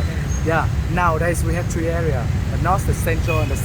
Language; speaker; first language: English; non-native, learner; Vietnamese